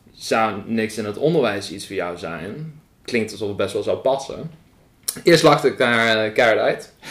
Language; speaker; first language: Dutch; early bilingual, other home language; Afrikaans